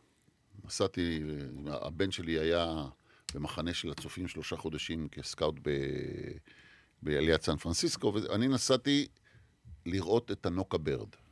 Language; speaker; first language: Hebrew; native; Hebrew